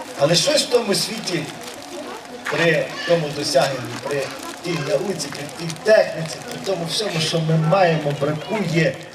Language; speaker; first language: Ukrainian; native; Ukrainian